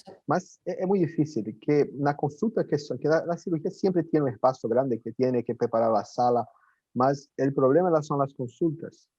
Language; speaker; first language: Spanish; non-native, fluent; Portuguese